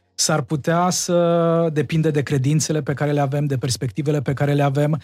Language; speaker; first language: Romanian; native; Romanian